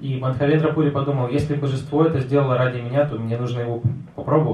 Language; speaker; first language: Russian; native; Russian